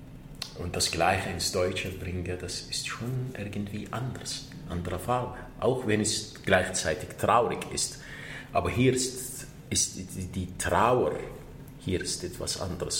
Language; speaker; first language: German; non-native, fluent; Arabic